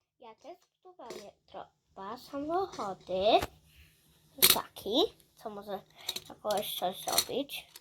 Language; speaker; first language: Polish; early bilingual, heritage; Polish